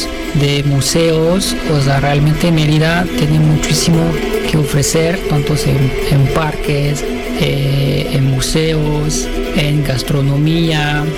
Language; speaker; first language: Spanish; non-native, fluent; French